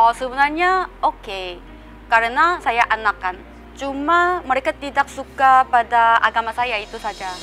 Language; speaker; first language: Indonesian; non-native, fluent; Korean